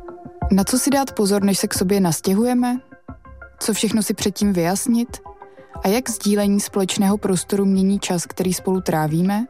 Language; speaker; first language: Czech; native; Czech